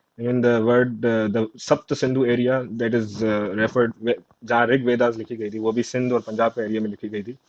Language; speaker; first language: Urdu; non-native, local second language; Sindhi